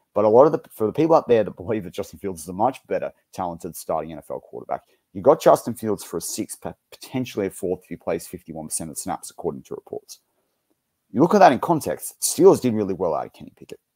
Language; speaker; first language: English; native; English